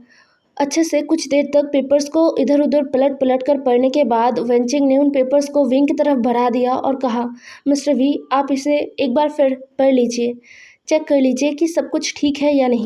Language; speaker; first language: Hindi; non-native, local second language; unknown